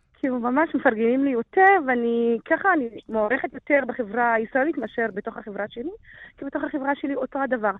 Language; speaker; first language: Hebrew; non-native, local second language; Arabic